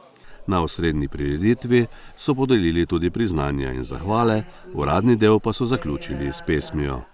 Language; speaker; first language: Slovenian; native; Slovenian